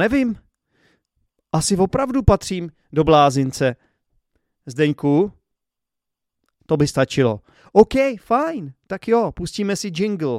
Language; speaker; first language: Czech; native; Czech